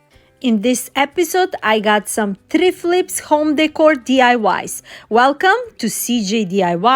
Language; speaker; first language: English; non-native, fluent; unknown